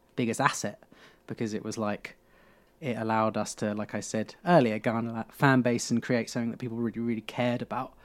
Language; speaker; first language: English; native; English